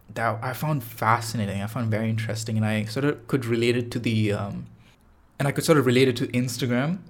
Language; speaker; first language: English; non-native, local second language; Tamil